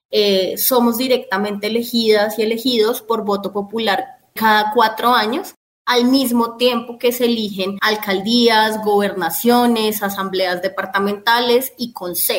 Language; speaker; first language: Spanish; native; Spanish